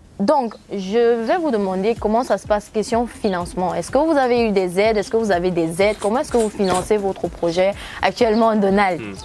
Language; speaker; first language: French; native; French